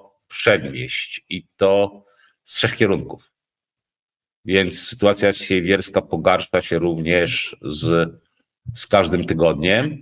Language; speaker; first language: Polish; native; Polish